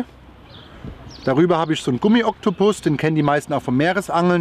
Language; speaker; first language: German; native; German